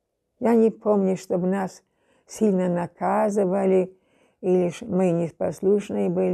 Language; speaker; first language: Russian; non-native, local second language; German